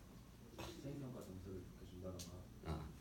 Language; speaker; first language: Korean; native; Korean